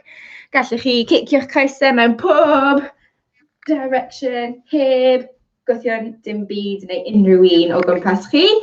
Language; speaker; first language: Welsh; non-native, learner; English